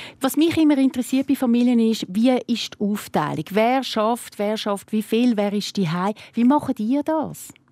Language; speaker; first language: German; native; German